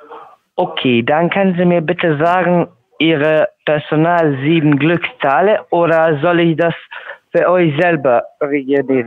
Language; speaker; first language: German; non-native, learner; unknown